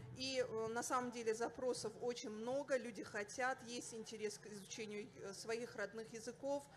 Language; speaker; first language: Russian; non-native, local second language; Avaric